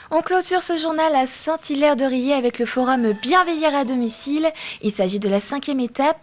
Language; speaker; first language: French; native; French